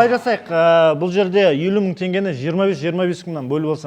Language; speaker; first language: Kazakh; native; Kazakh